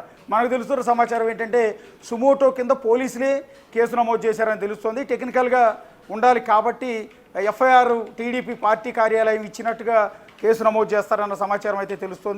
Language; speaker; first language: Telugu; native; Telugu